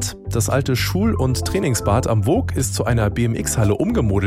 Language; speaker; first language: German; native; German